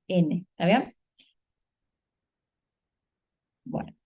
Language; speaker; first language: Spanish; native; Spanish